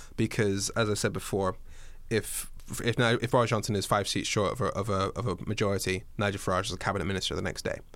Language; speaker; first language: English; native; English